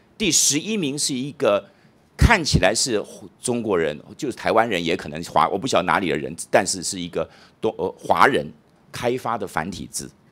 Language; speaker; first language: Chinese; native; Chinese